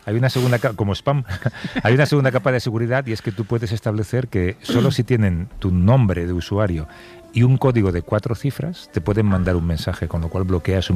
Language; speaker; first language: Spanish; native; Spanish